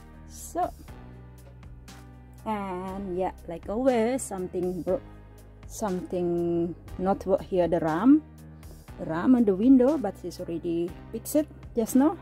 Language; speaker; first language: English; non-native, learner; Indonesian